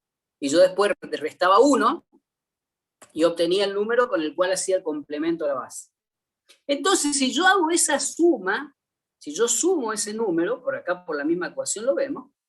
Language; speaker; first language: Spanish; native; Spanish